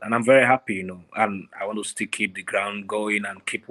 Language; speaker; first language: English; non-native, local second language; Yoruba